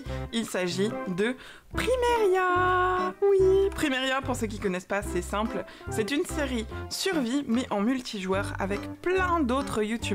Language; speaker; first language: French; native; French